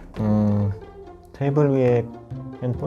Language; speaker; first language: Korean; non-native, learner; Italian